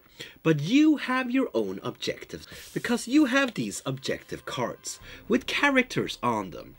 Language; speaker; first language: English; non-native, fluent; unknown